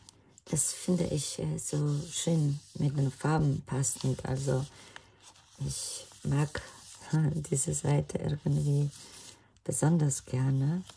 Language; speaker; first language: German; non-native, fluent; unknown